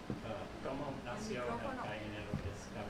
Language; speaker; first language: Spanish; non-native, fluent; English